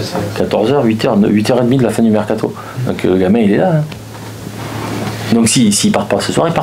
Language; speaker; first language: French; native; French